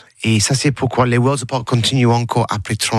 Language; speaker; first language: French; non-native, learner; English